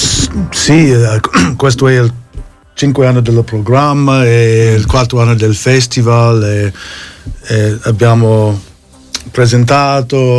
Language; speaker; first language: Italian; non-native, fluent; English